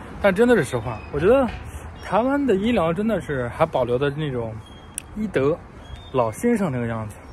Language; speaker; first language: Chinese; native; Chinese